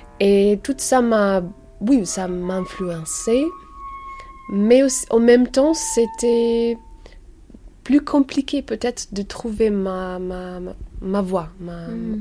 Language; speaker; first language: French; non-native, learner; English